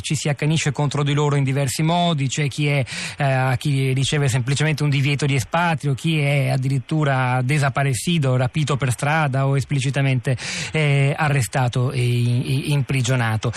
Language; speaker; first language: Italian; native; Italian